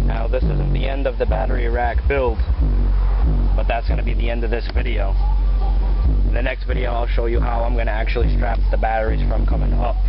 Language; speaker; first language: English; native; English